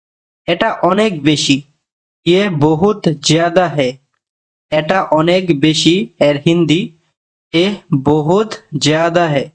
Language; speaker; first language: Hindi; non-native, fluent; Bangla